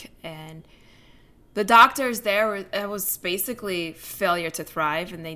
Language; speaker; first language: English; early bilingual, other home language; Ukrainian